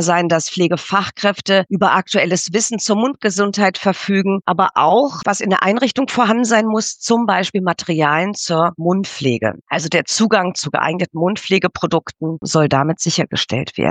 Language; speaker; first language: German; native; German